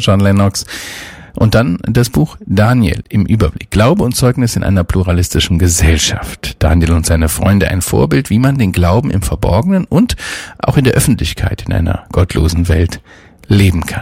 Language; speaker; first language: German; native; German